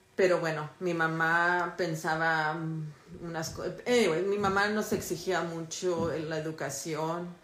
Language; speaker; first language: Spanish; early bilingual, other home language; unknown